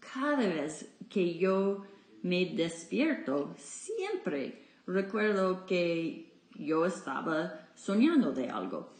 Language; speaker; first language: Spanish; non-native, fluent; English